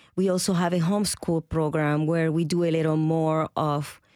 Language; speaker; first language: English; non-native, fluent; Spanish